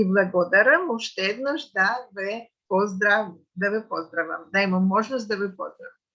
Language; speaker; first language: Macedonian; non-native, fluent; Russian